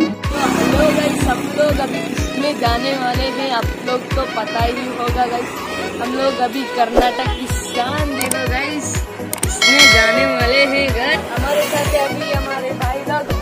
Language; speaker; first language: Hindi; non-native, local second language; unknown